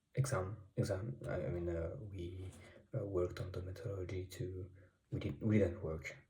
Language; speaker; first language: English; non-native, fluent; French